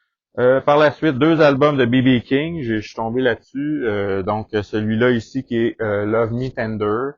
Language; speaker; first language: French; native; French